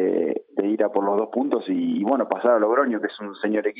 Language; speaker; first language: Spanish; native; Spanish